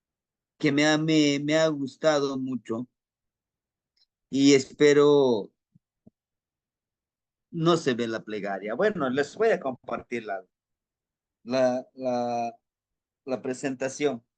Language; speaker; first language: Spanish; native; Spanish